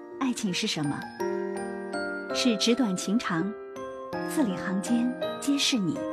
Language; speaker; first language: Chinese; native; Chinese